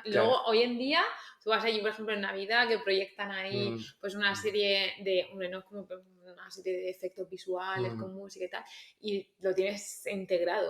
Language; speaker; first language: Spanish; native; Spanish